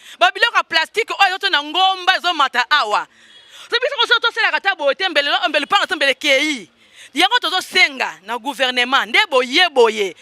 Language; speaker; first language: Lingala; native; Lingala